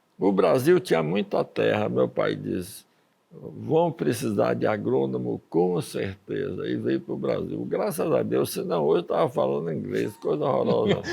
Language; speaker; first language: Portuguese; early bilingual, other home language; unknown